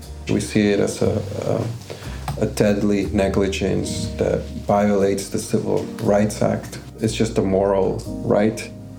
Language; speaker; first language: English; early bilingual, other home language; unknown